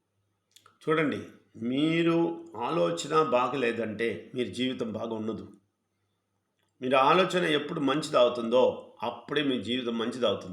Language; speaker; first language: Telugu; non-native, fluent; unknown